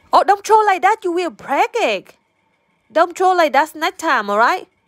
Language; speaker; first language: English; non-native, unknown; Vietnamese